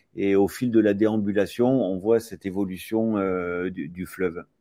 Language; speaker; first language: French; native; French